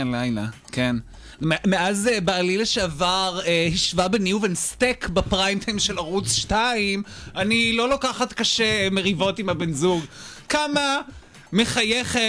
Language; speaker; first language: Hebrew; native; Hebrew